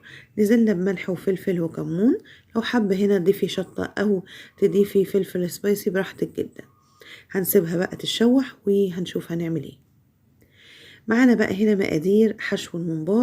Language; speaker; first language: Arabic; native; Arabic